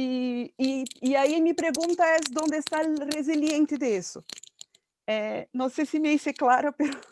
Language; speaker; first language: Spanish; non-native, fluent; Portuguese